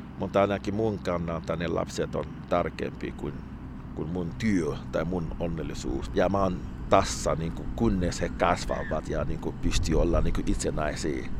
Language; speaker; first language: Finnish; non-native, fluent; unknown